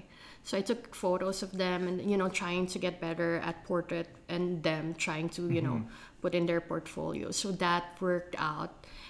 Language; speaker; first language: English; non-native, local second language; Filipino